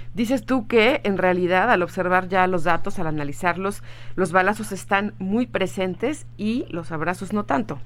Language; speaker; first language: Spanish; native; Spanish